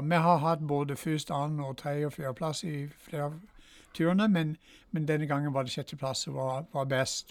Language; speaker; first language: Norwegian; non-native, fluent; English